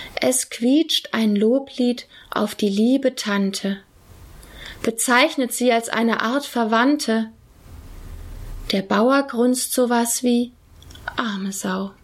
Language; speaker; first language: German; native; German